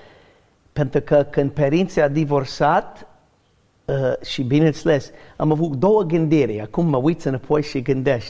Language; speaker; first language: Romanian; non-native, fluent; English